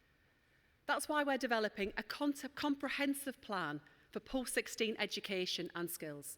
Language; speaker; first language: English; native; English